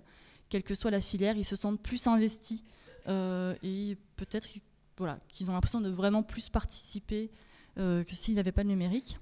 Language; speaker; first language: French; native; French